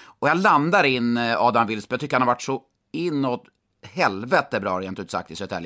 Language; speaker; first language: Swedish; native; Swedish